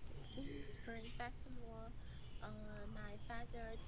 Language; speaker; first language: English; non-native, learner; Chinese